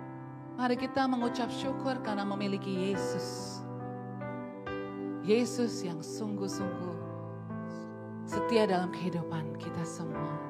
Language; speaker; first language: Indonesian; native; Indonesian